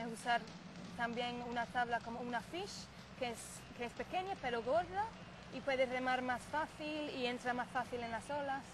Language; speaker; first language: Spanish; non-native, fluent; English